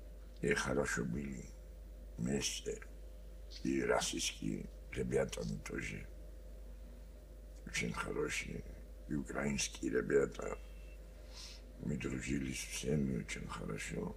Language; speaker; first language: Russian; non-native, learner; Georgian